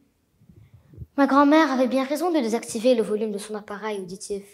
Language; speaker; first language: French; non-native, local second language; Arabic